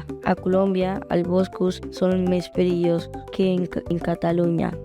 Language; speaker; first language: Catalan; non-native, learner; Spanish